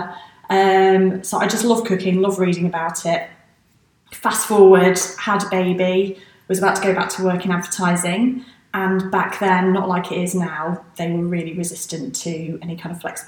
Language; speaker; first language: English; native; English